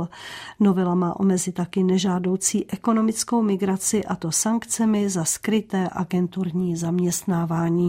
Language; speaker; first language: Czech; native; Czech